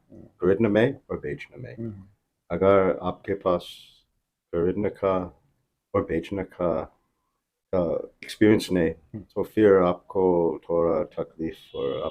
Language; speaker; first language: Hindi; non-native, fluent; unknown